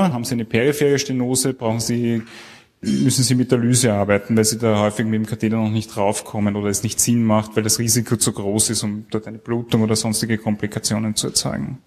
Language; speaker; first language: German; native; German